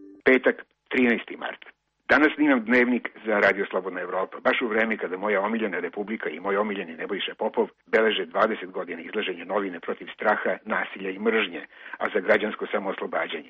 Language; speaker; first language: Croatian; native; Croatian